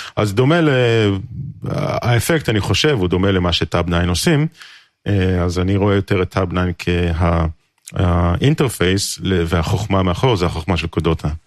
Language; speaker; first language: Hebrew; native; Hebrew